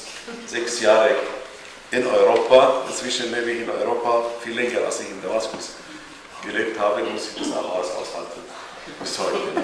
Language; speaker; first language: German; non-native, fluent; Arabic